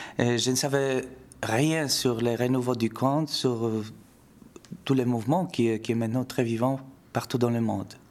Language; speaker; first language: French; non-native, fluent; Polish